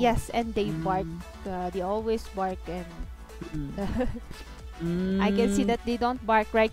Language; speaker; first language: English; non-native, fluent; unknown